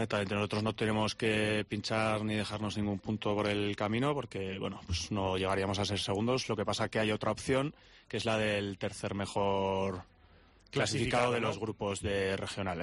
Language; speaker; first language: Spanish; native; Spanish